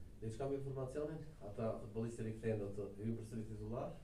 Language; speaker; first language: Albanian; native; Albanian